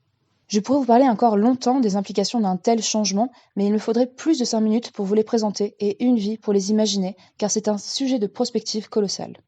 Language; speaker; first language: French; native; French